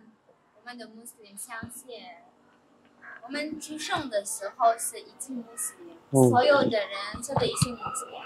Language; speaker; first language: Chinese; non-native, fluent; Indonesian